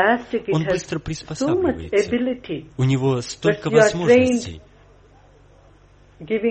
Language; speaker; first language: Russian; native; Russian